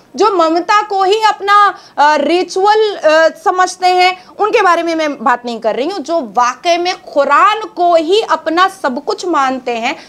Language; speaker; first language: Hindi; native; Hindi